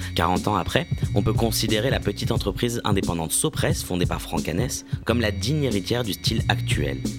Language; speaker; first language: French; native; French